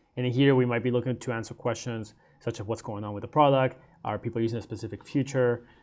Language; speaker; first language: English; native; English